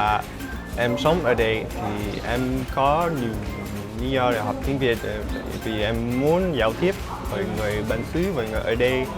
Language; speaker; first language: Vietnamese; non-native, learner; English